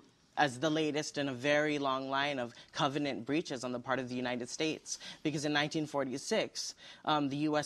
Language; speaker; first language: English; native; English